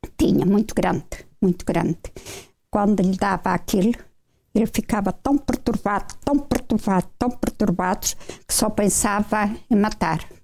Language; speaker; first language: Portuguese; native; Portuguese